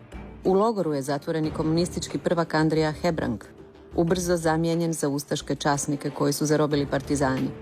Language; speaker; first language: Croatian; native; Croatian